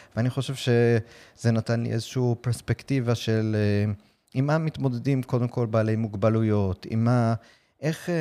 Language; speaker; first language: Hebrew; non-native, fluent; English